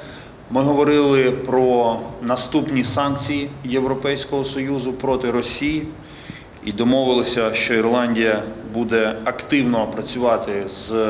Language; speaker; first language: Ukrainian; native; Ukrainian